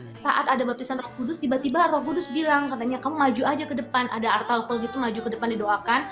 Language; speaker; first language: Indonesian; native; Indonesian